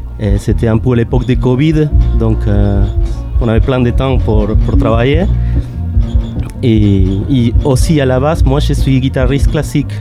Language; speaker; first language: French; non-native, fluent; Spanish